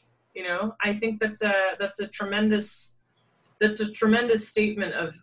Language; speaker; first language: English; native; English